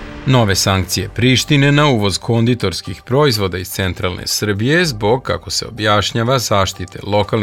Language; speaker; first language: Serbian; native; Serbian